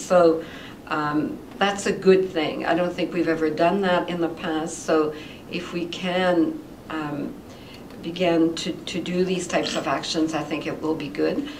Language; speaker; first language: English; non-native, local second language; French